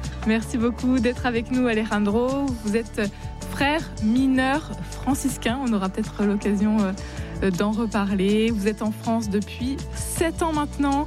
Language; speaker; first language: French; native; French